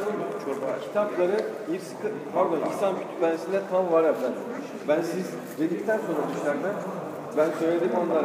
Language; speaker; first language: Turkish; native; Turkish